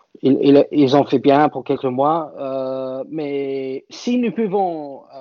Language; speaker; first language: French; non-native, fluent; English